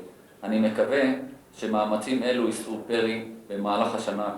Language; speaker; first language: Hebrew; native; Hebrew